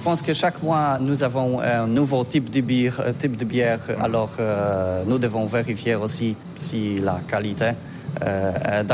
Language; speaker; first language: French; non-native, learner; Polish